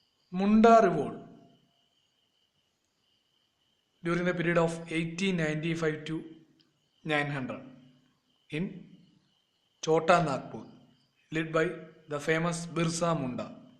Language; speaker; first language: English; non-native, local second language; Malayalam